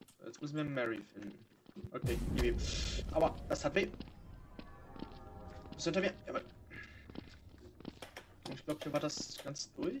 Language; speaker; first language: German; native; German